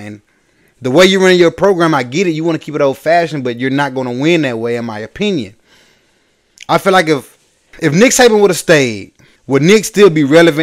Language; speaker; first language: English; native; English